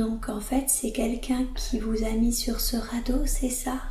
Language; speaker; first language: French; native; French